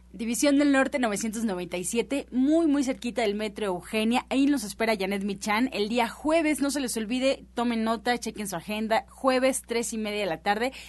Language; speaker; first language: Spanish; native; Spanish